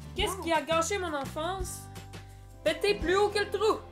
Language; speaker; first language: French; native; French